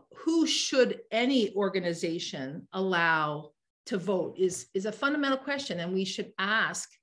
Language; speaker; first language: English; native; English